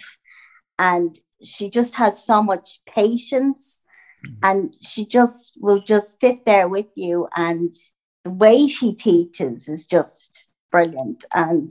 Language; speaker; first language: English; native; English